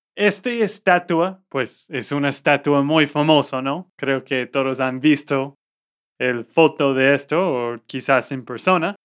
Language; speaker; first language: Spanish; non-native, fluent; English